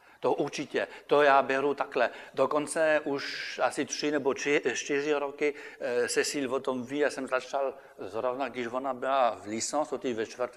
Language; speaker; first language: Czech; non-native, fluent; French